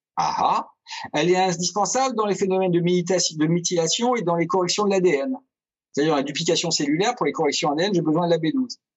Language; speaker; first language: French; native; French